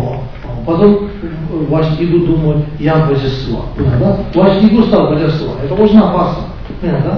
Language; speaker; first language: Russian; non-native, learner; Tibetan